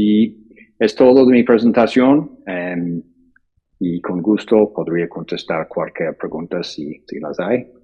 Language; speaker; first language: Spanish; non-native, fluent; English